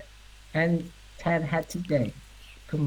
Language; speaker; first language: English; non-native, learner; Vietnamese